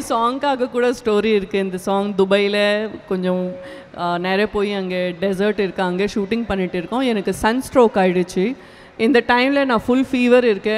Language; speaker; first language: Tamil; non-native, learner; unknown